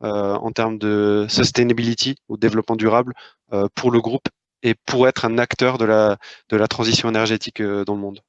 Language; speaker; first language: French; native; French